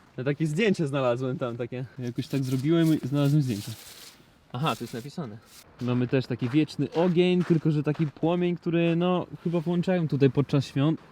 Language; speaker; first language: Polish; non-native, fluent; Russian